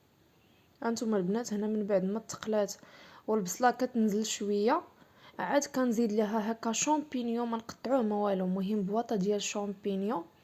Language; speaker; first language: Arabic; native; Arabic